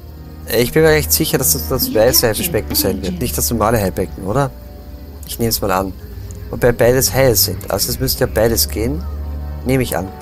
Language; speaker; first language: German; native; German